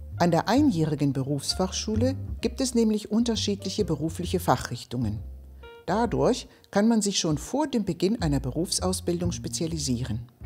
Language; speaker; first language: German; non-native, fluent; Greek